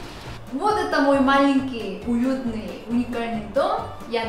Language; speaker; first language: Russian; non-native, fluent; Korean